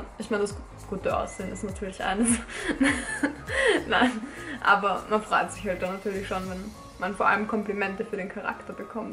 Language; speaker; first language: German; native; German